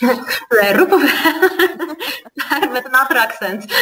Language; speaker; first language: Dutch; non-native, fluent; Armenian